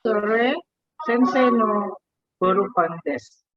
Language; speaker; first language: Japanese; non-native, learner; Indonesian